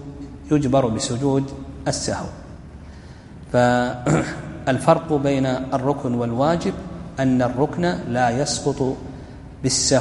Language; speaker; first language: Arabic; native; Arabic